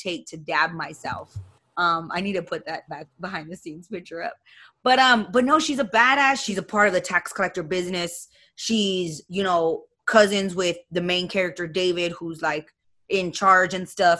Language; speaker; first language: English; native; English